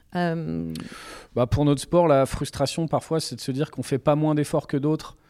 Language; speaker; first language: French; native; French